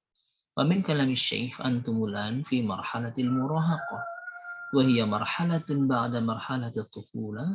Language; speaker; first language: Arabic; non-native, fluent; Indonesian